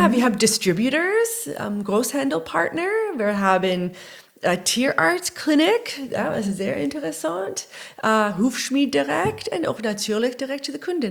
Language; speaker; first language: German; non-native, learner; English